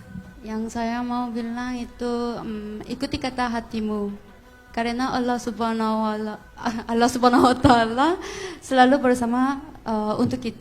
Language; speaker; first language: Indonesian; non-native, fluent; Korean